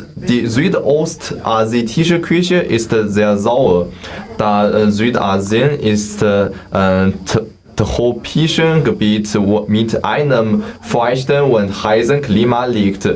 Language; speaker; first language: German; non-native, learner; Chinese